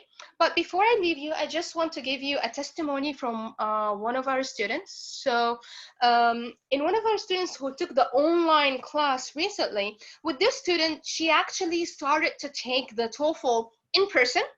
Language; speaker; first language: English; non-native, fluent; Arabic